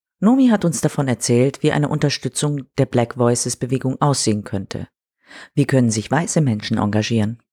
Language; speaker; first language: German; native; German